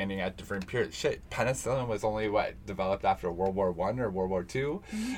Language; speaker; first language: English; native; English